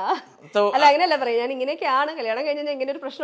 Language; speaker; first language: Malayalam; native; Malayalam